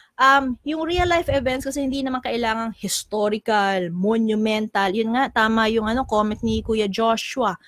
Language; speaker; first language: Filipino; native; Filipino